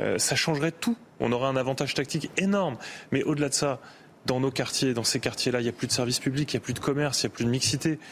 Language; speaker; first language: French; native; French